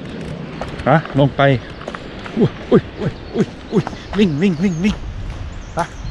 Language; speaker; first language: Thai; non-native, learner; Swiss German